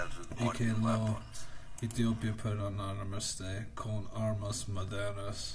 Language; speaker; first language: Spanish; non-native, learner; English